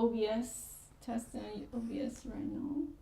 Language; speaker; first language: English; non-native, fluent; Chinese